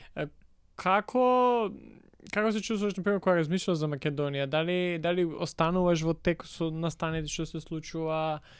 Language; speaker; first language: Macedonian; native; Macedonian